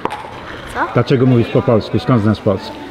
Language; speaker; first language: Polish; native; Polish